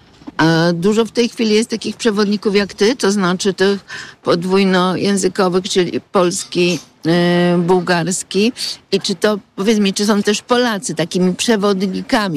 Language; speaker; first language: Polish; native; Polish